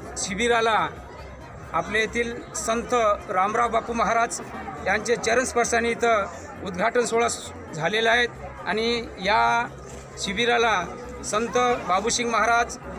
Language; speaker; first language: Marathi; non-native, local second language; Lambadi